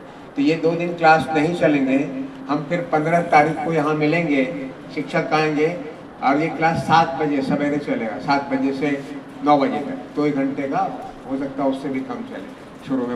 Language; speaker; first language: Hindi; native; Hindi